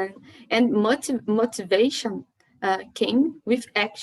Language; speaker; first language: English; non-native, learner; Portuguese